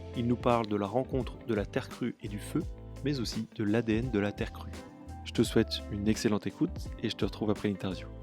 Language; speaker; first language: French; native; French